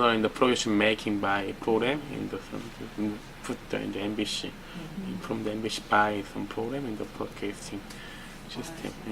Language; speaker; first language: English; non-native, learner; Korean